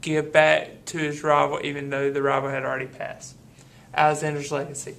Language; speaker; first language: English; native; English